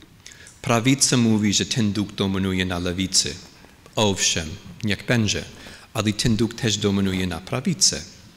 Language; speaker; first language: Polish; non-native, fluent; English